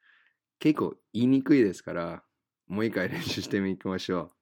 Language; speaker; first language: Japanese; non-native, fluent; English